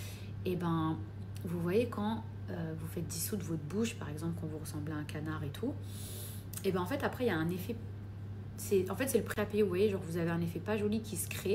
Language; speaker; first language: French; native; French